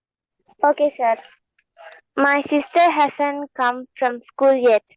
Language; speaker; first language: English; non-native, learner; Tamil